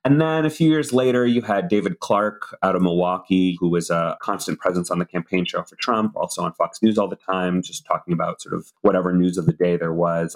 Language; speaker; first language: English; native; English